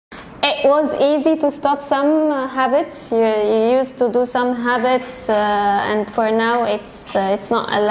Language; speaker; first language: English; non-native, fluent; Arabic